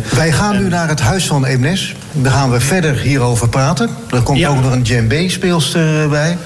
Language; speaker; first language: Dutch; native; Dutch